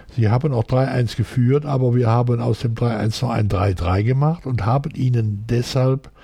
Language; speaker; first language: German; native; German